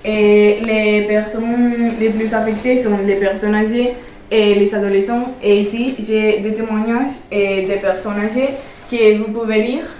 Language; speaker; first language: French; non-native, learner; Spanish